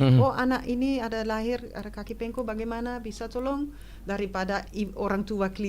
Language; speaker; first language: Indonesian; non-native, fluent; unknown